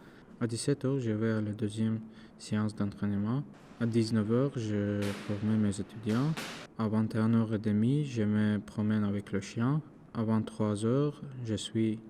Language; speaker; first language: French; non-native, learner; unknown